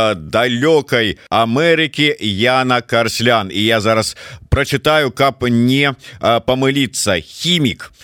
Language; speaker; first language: Belarusian; non-native, local second language; Russian